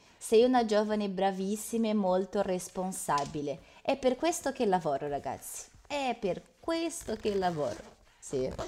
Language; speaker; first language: Italian; non-native, fluent; Portuguese